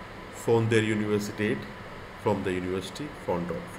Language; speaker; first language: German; non-native, learner; Hindi